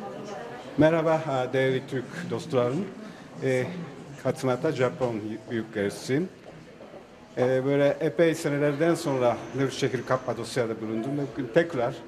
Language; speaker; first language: Turkish; non-native, fluent; Japanese